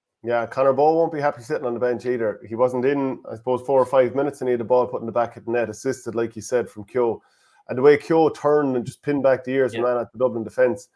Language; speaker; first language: English; native; English